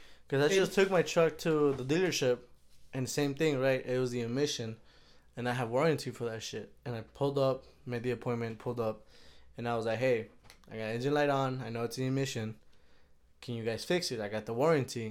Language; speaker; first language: English; early bilingual, other home language; Spanish